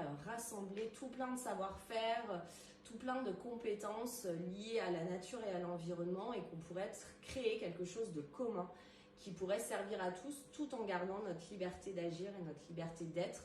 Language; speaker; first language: French; native; French